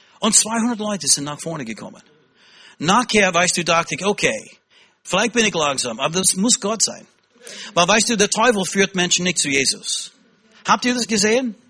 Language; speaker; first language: German; non-native, fluent; English